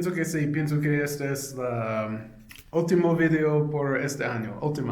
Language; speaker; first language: Spanish; non-native, learner; English